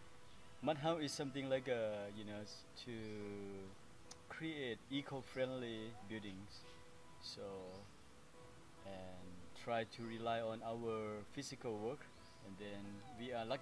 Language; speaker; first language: English; non-native, fluent; Thai